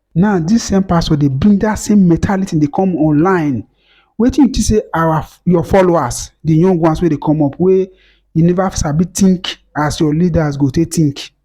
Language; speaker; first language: Nigerian Pidgin; native; Nigerian Pidgin